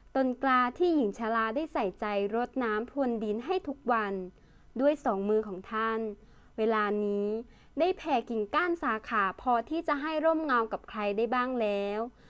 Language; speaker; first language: Thai; early bilingual, other home language; Lao